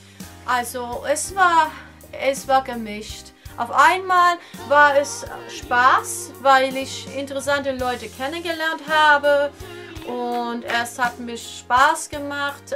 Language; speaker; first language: German; non-native, fluent; English